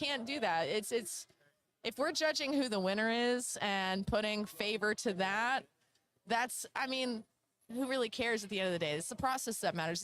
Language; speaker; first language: English; native; English